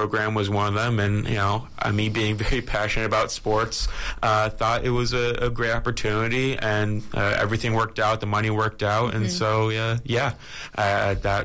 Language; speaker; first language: English; native; English